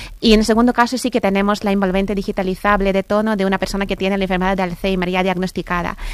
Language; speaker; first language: Spanish; non-native, fluent; Russian